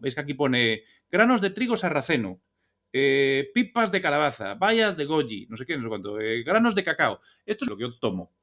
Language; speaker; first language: Spanish; native; Spanish